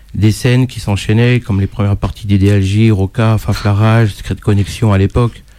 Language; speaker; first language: French; native; French